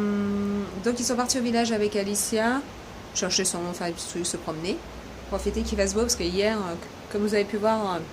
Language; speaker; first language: French; native; French